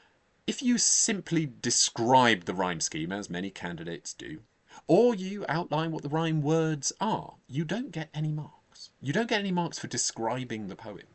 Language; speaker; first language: English; native; English